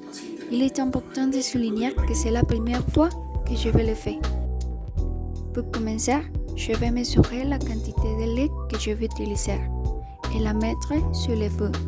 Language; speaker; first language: French; non-native, learner; Spanish